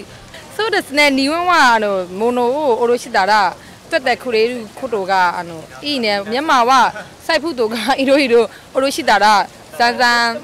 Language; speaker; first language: Japanese; non-native, learner; Burmese